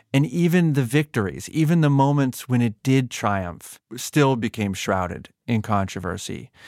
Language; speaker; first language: English; native; English